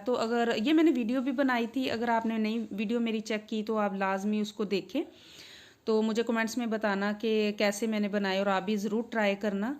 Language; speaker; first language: Urdu; non-native, local second language; Punjabi